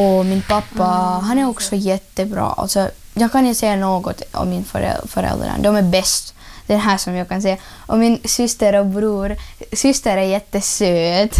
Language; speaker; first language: Swedish; non-native, learner; Russian